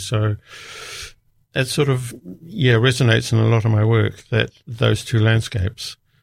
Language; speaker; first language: English; native; English